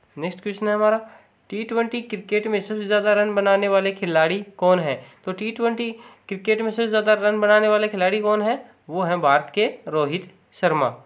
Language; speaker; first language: Hindi; native; Hindi